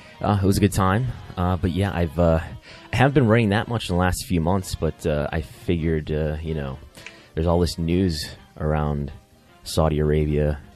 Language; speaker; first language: English; native; English